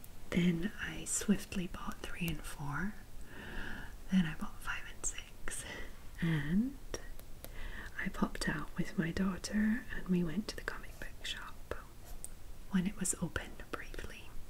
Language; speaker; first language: English; native; English